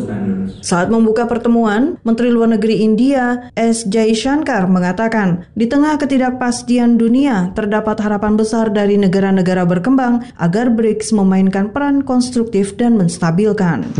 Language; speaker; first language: Indonesian; native; Indonesian